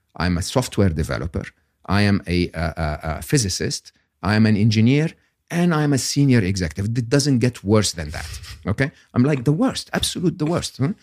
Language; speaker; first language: English; non-native, fluent; Arabic